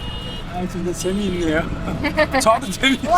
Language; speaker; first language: Korean; non-native, fluent; Nepali